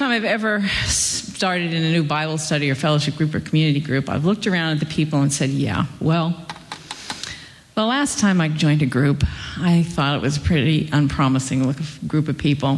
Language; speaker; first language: English; native; English